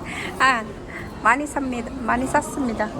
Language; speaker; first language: Korean; non-native, learner; Filipino